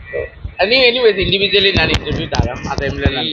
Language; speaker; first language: Malayalam; non-native, local second language; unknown